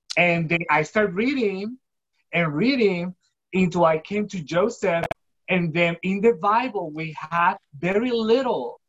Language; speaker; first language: English; non-native, fluent; Spanish